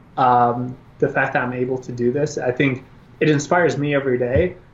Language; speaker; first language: English; early bilingual, other home language; Albanian